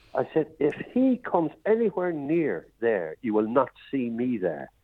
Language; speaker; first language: English; native; English